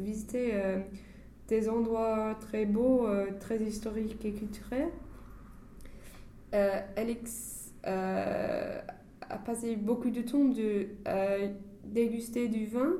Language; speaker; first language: French; non-native, fluent; English